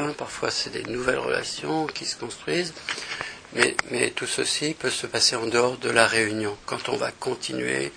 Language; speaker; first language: French; native; French